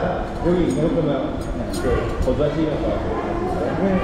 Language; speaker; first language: Korean; native; Korean